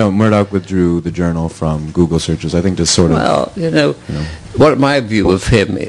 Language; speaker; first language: English; native; English